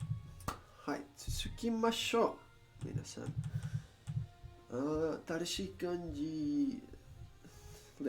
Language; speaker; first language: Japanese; non-native, learner; English